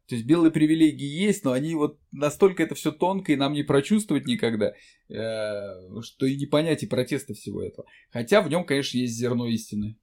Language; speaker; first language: Russian; native; Russian